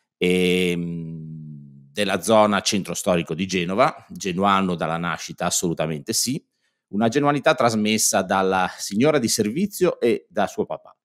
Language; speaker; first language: Italian; native; Italian